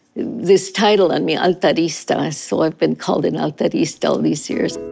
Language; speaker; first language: English; native; English